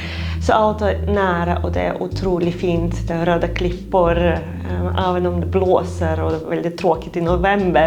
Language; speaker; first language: Swedish; non-native, fluent; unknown